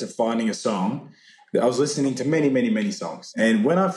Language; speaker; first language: English; native; English